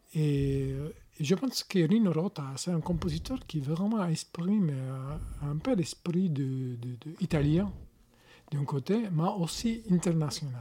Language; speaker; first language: French; non-native, learner; Italian